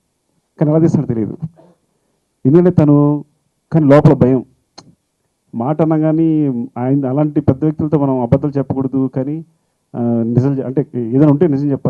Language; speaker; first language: Telugu; native; Telugu